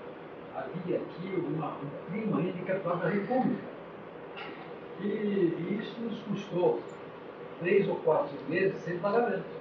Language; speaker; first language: Portuguese; native; Portuguese